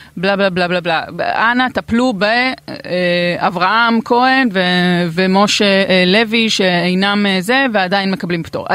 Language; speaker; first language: Hebrew; native; Hebrew